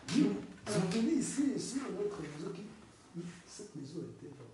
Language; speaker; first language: French; non-native, learner; Kinyarwanda